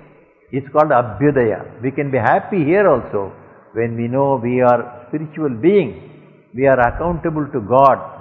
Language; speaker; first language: English; non-native, local second language; Tamil